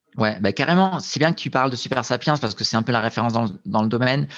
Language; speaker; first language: French; native; French